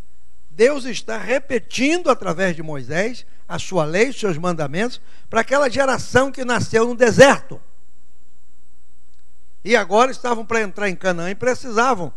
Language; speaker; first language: Portuguese; native; Portuguese